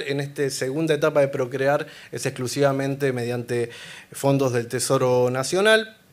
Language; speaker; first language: Spanish; native; Spanish